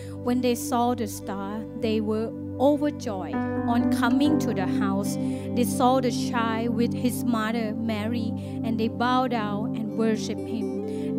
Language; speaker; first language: English; non-native, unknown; Thai